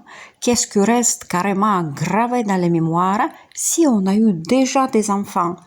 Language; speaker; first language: French; non-native, fluent; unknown